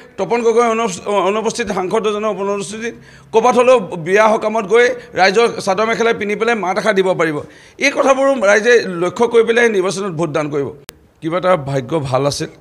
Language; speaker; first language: Assamese; native; Assamese